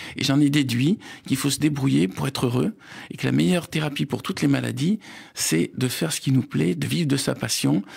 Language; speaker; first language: French; native; French